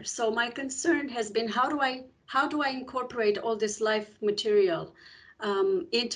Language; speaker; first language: English; non-native, fluent; Romanian